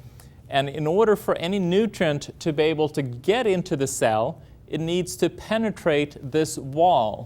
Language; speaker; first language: English; non-native, fluent; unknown